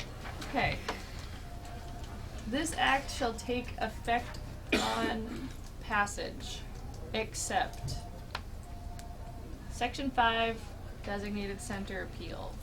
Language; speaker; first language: English; native; English